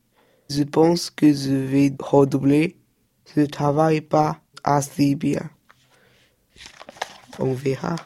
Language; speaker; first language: French; early bilingual, other home language; Chinese